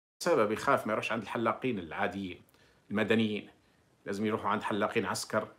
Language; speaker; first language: Arabic; native; Arabic